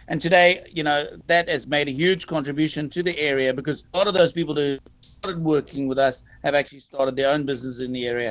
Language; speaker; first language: English; native; English